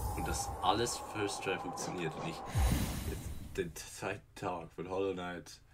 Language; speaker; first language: German; native; German